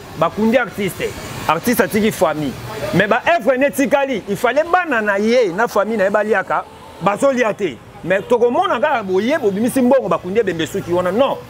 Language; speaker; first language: Lingala; native; Lingala